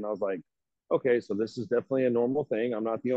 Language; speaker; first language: English; native; English